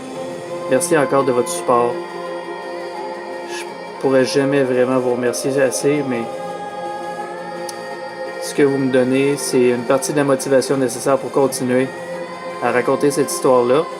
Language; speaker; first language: French; native; French